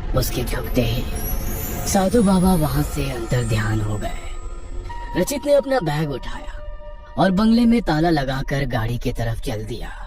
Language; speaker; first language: Hindi; native; Hindi